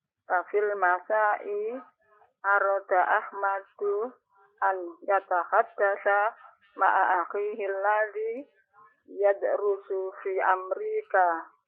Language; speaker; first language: Arabic; non-native, learner; Indonesian